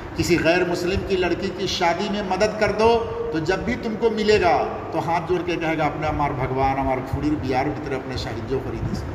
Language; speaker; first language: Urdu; non-native, local second language; Bangla